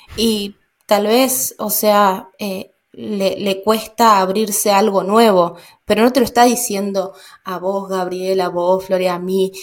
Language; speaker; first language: Spanish; native; Spanish